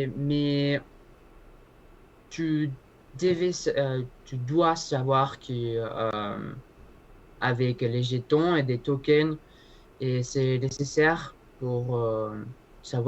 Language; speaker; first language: French; non-native, learner; Spanish